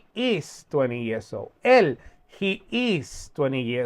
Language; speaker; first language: English; non-native, fluent; Spanish